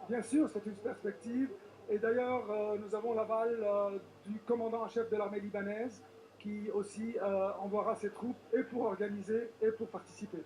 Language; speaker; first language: French; non-native, local second language; Arabic